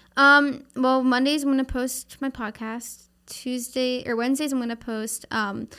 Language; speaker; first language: English; native; English